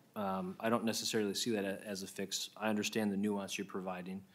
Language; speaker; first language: English; native; English